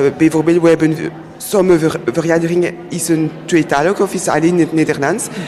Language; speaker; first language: Dutch; non-native, local second language; French